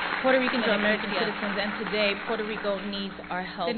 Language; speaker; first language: English; early bilingual, other home language; Spanish